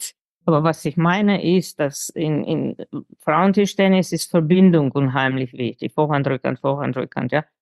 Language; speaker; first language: German; non-native, fluent; Slovenian